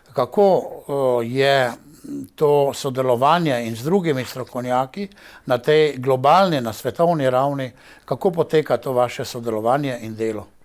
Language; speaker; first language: Slovenian; native; Slovenian